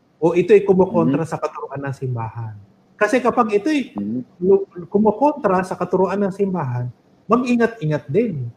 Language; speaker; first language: Filipino; native; Filipino